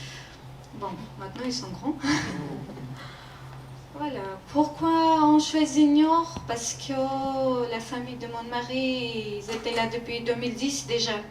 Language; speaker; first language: French; non-native, learner; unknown